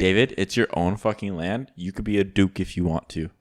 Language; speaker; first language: English; native; English